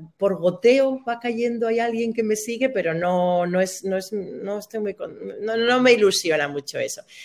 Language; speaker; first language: Spanish; native; Spanish